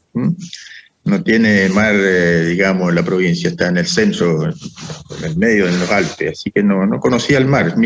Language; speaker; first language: Spanish; early bilingual, other home language; Italian